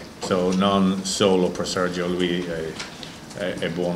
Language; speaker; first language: Italian; non-native, learner; English